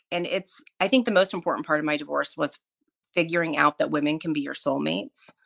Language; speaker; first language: English; native; English